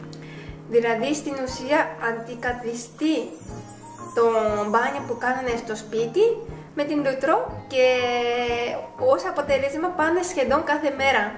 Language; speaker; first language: Greek; non-native, fluent; Japanese